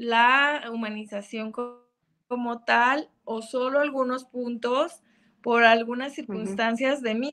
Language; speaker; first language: Spanish; native; Spanish